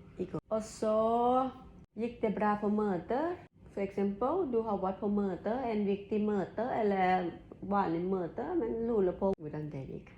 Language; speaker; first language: Norwegian; non-native, learner; Thai